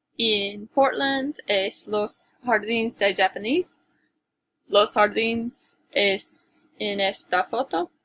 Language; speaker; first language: Spanish; non-native, learner; English